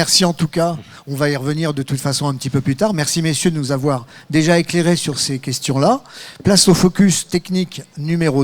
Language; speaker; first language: French; native; French